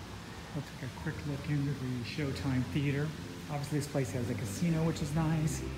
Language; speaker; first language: English; native; English